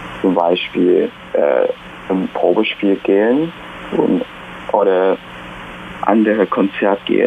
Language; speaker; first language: German; non-native, fluent; Chinese